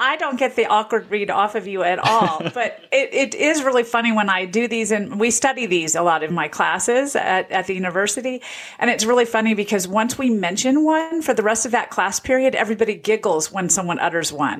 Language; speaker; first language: English; native; English